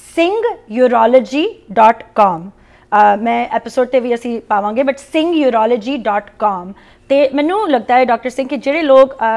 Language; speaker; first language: Punjabi; early bilingual, heritage; Punjabi